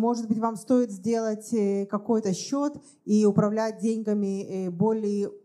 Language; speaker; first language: Russian; native; Russian